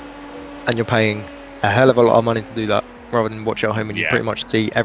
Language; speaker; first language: English; native; English